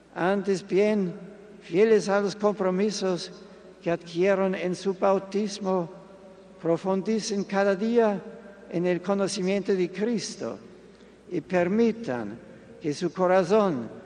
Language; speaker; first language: Spanish; non-native, fluent; German